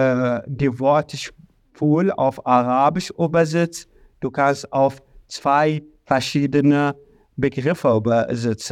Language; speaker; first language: German; non-native, learner; Arabic